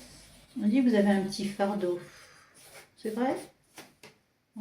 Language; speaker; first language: French; native; French